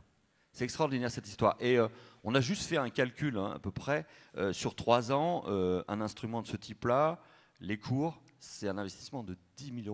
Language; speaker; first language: French; native; French